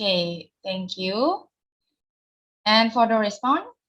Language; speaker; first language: English; non-native, learner; Indonesian